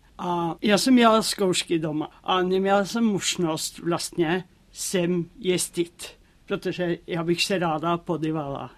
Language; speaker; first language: Czech; non-native, fluent; Norwegian